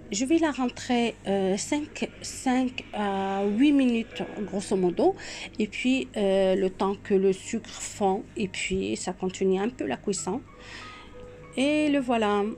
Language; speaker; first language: French; non-native, local second language; Arabic